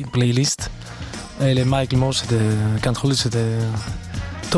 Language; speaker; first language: French; non-native, fluent; Greek